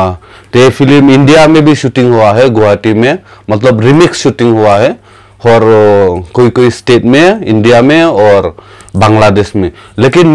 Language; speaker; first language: Hindi; non-native, local second language; Khasi